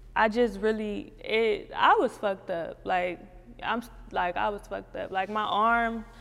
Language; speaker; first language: English; native; English